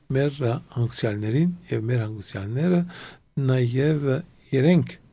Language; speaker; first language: Armenian; early bilingual, heritage; Armenian